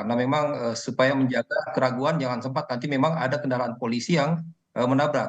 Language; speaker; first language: Indonesian; native; Indonesian